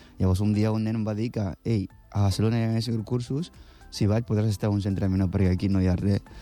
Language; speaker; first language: Catalan; non-native, fluent; Akan